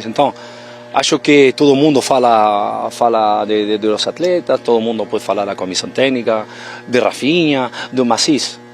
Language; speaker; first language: Portuguese; non-native, fluent; Spanish